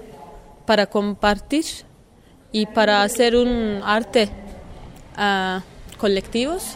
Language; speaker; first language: Spanish; non-native, learner; Kurdish